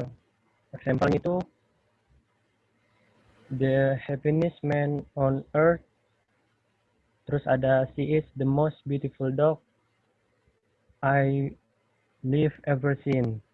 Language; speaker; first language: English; non-native, learner; Indonesian